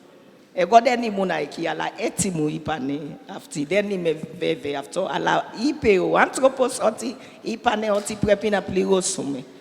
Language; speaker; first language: Greek; non-native, learner; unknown